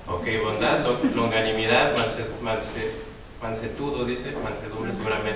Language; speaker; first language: Spanish; native; Spanish